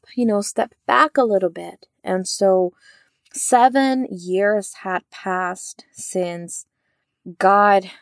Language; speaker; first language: English; early bilingual, other home language; Spanish